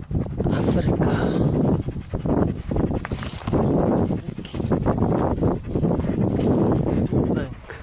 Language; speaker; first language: Polish; early bilingual, heritage; Polish